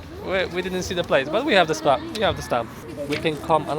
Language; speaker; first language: English; non-native, fluent; Polish